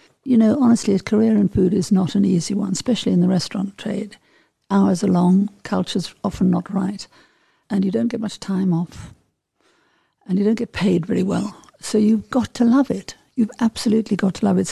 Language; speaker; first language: English; native; English